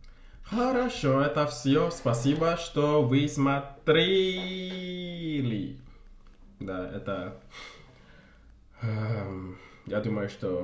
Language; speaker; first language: Russian; non-native, learner; English